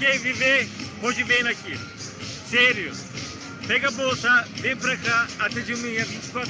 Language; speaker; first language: Portuguese; non-native, learner; Turkish